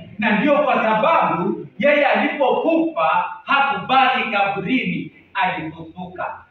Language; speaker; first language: Swahili; native; Swahili